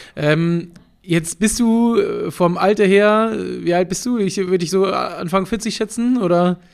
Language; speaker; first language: German; native; German